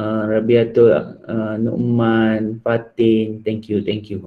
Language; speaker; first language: English; non-native, local second language; Malay